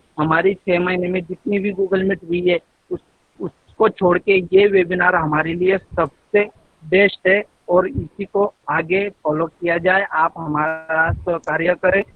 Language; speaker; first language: Hindi; native; Hindi